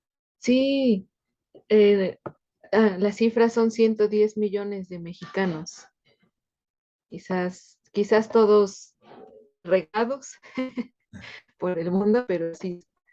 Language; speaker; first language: Spanish; native; Spanish